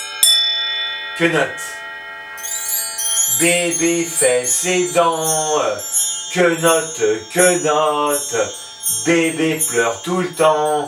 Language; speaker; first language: French; native; French